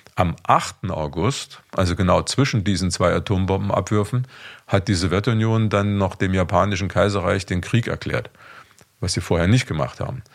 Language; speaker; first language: German; native; German